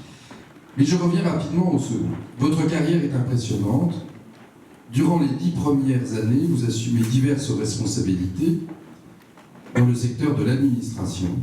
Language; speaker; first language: French; native; French